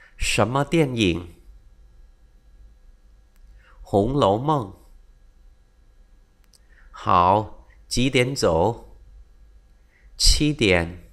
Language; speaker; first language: Chinese; non-native, fluent; Vietnamese